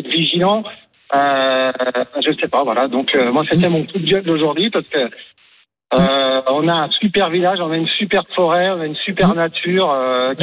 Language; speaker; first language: French; native; French